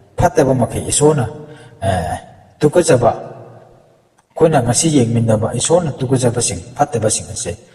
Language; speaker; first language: Manipuri; non-native, local second language; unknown